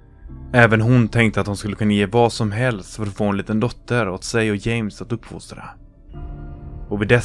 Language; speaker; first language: Swedish; native; Swedish